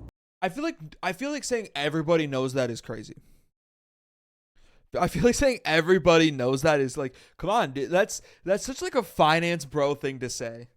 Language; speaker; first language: English; native; English